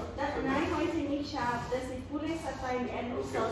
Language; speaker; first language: German; non-native, learner; Thai